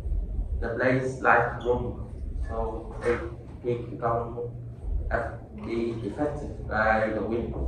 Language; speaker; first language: English; non-native, learner; Vietnamese